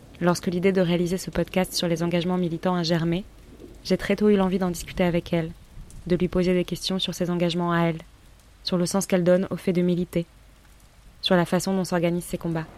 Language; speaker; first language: French; native; French